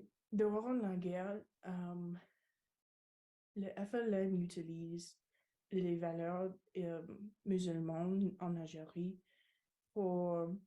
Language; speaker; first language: French; non-native, learner; English